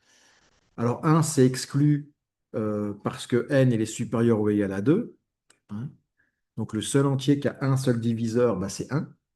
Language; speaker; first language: French; native; French